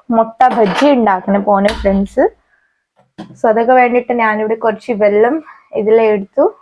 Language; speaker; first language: Malayalam; native; Malayalam